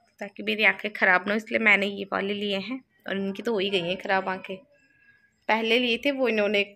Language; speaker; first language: Hindi; native; Hindi